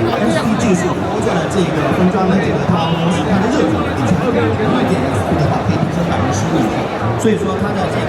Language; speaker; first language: Chinese; native; Chinese